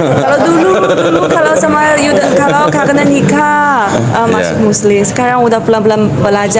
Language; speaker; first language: Indonesian; non-native, learner; Chinese